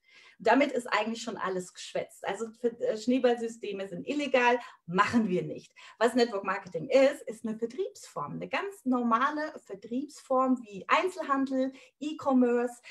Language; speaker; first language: German; native; German